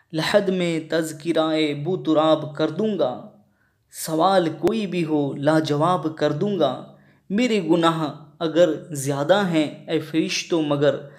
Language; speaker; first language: Urdu; non-native, local second language; Sindhi